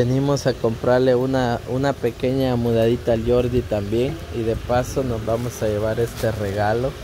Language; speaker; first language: Spanish; native; Spanish